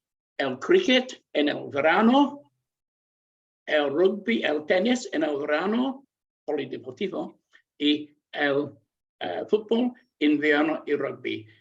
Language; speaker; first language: Spanish; non-native, learner; English